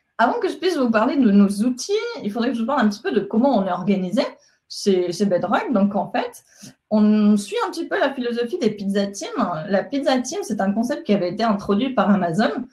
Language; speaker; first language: French; non-native, fluent; Spanish